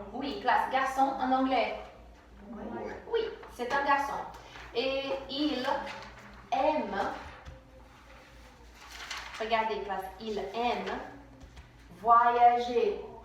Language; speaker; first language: French; non-native, fluent; English